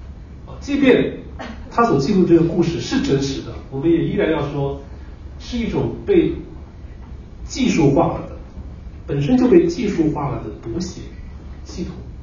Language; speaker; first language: Chinese; native; Chinese